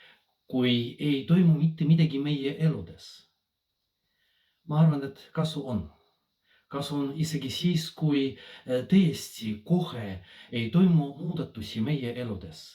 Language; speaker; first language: Estonian; non-native, fluent; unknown